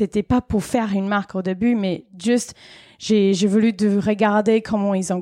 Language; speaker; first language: French; non-native, fluent; English